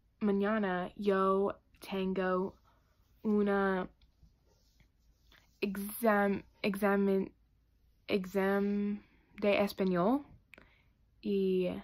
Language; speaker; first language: Spanish; non-native, learner; English